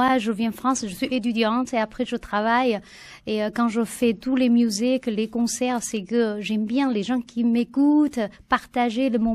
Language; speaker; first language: French; non-native, learner; Chinese